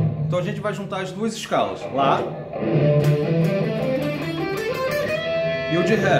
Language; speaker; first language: Portuguese; native; Portuguese